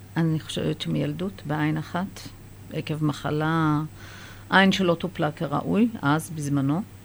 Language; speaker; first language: Hebrew; early bilingual, other home language; Persian